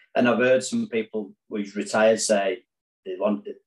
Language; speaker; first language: English; native; English